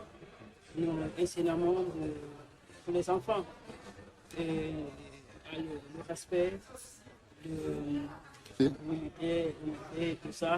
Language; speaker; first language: French; non-native, learner; Portuguese